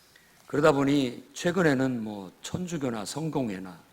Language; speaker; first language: Korean; native; Korean